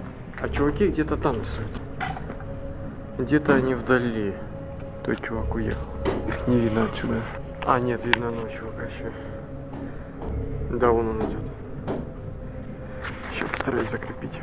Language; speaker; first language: Russian; native; Russian